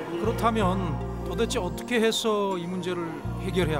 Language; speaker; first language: Korean; native; Korean